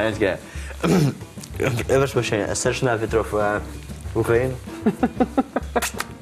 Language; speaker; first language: Russian; native; Russian